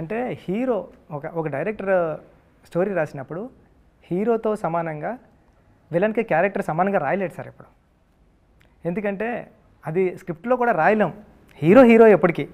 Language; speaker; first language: Telugu; native; Telugu